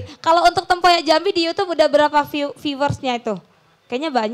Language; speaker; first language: Indonesian; native; Indonesian